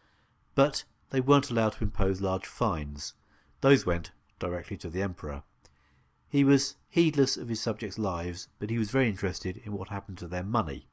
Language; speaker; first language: English; native; English